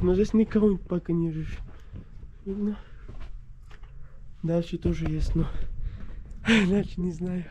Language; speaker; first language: Russian; non-native, learner; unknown